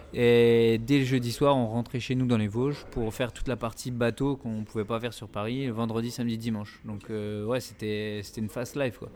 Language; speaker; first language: French; native; French